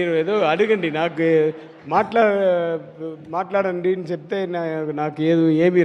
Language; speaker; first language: Telugu; non-native, learner; Tamil